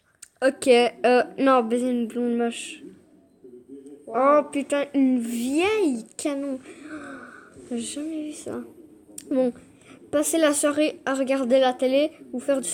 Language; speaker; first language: French; native; French